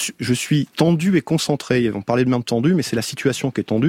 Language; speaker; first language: French; native; French